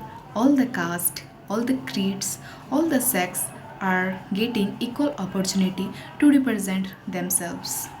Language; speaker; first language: English; non-native, local second language; Hindi